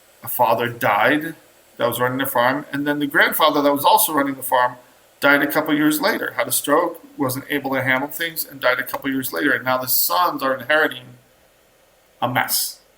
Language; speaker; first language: English; native; English